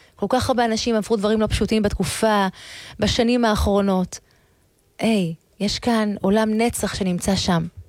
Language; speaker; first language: Hebrew; native; Hebrew